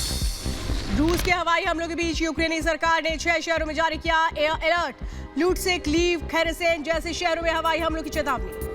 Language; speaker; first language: Hindi; native; Hindi